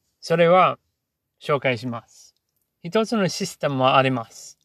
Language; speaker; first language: Japanese; non-native, learner; English